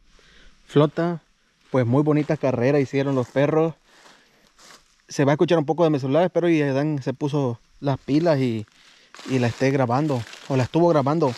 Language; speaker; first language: Spanish; native; Spanish